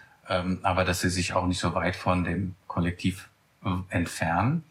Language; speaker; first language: German; native; German